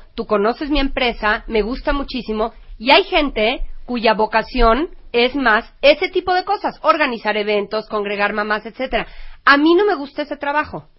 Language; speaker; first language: Spanish; native; Spanish